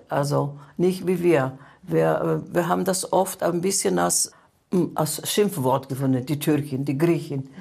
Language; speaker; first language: German; non-native, fluent; Greek